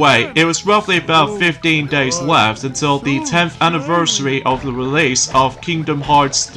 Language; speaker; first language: English; native; English